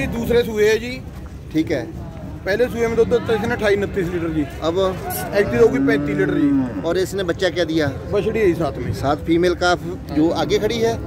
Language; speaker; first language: Hindi; non-native, local second language; Punjabi